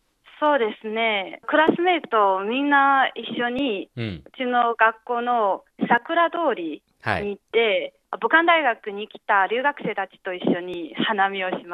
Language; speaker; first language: Japanese; non-native, fluent; Chinese